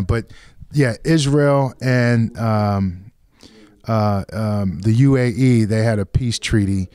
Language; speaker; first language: English; native; English